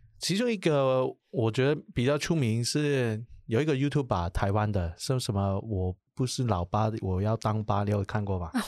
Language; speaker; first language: Chinese; non-native, local second language; Cantonese